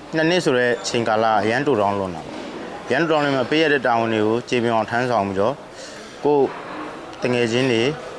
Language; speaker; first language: Burmese; native; Burmese